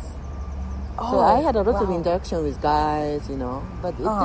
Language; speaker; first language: English; non-native, fluent; Japanese